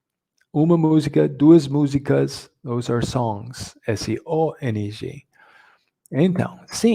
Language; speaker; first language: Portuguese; non-native, fluent; English